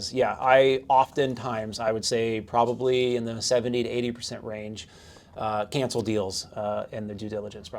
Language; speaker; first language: English; native; English